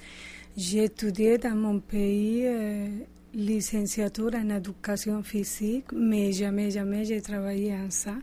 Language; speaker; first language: French; non-native, learner; Spanish